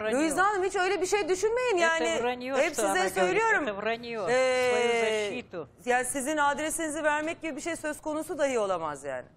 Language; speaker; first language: Turkish; native; Turkish